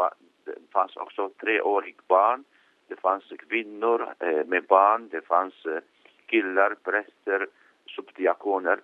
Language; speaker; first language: Swedish; non-native, fluent; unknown